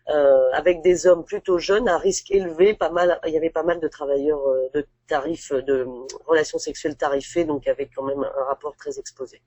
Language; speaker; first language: French; native; French